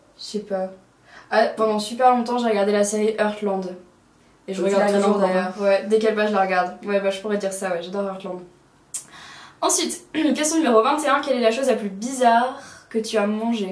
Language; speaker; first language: French; native; French